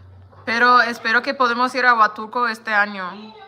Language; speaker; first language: Spanish; non-native, learner; English